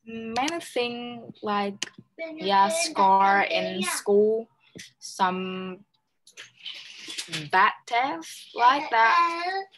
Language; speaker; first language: English; non-native, learner; Vietnamese